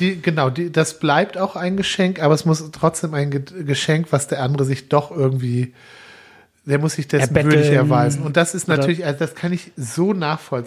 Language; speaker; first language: German; native; German